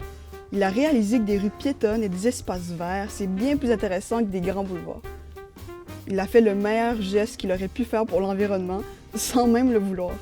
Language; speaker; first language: French; native; French